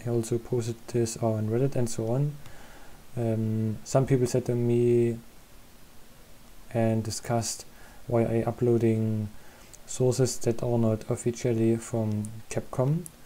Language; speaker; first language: English; non-native, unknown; German